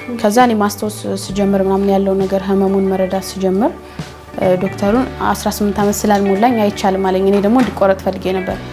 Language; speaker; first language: Amharic; native; Amharic